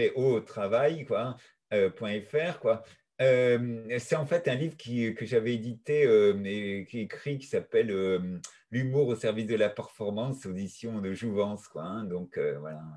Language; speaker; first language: French; native; French